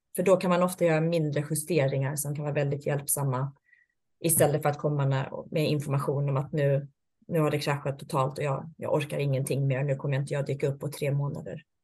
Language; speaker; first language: Swedish; native; Swedish